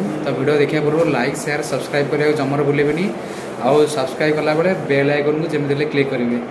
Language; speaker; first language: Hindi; non-native, local second language; Odia